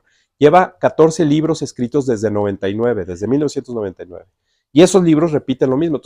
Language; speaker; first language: Spanish; native; Spanish